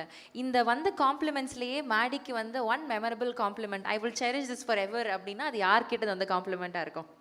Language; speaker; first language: Tamil; native; Tamil